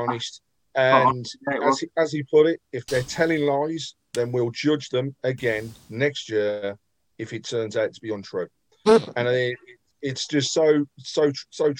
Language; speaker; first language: English; native; English